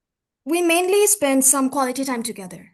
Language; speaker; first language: English; non-native, fluent; Bangla